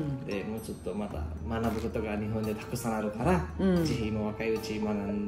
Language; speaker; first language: Japanese; non-native, fluent; Nepali